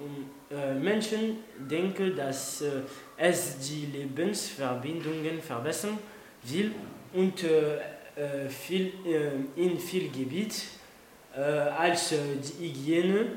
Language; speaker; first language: German; non-native, learner; French